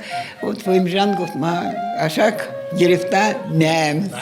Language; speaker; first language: Persian; non-native, fluent; Russian